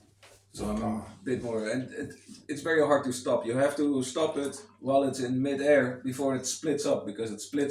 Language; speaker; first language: English; non-native, fluent; Dutch